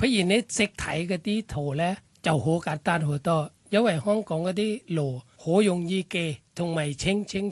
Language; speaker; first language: Cantonese; non-native, learner; Thai